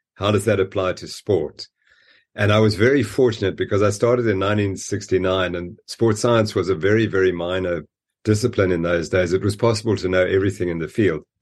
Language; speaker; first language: English; native; English